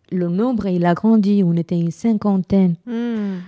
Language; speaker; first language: French; non-native, fluent; Romanian